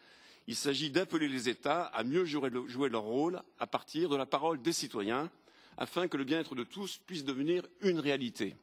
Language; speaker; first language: French; native; French